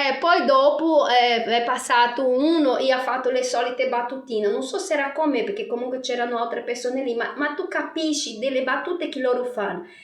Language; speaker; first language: Italian; non-native, fluent; Portuguese